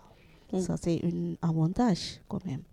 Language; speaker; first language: French; non-native, learner; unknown